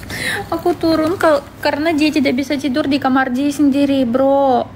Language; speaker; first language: Indonesian; non-native, fluent; Russian